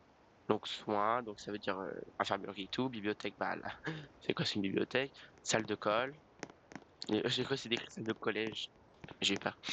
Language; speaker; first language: French; native; French